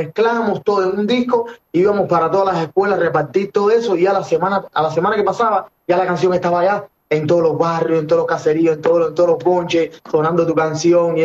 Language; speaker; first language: Spanish; native; Spanish